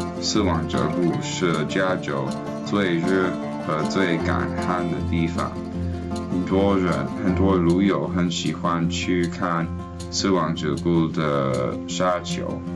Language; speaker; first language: Chinese; non-native, learner; English